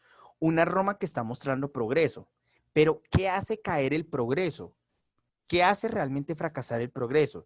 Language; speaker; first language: Spanish; native; Spanish